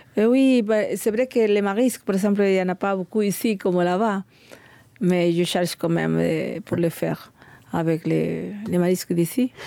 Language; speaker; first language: French; non-native, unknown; Spanish